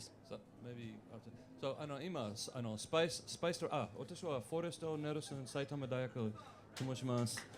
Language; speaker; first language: Japanese; non-native, learner; English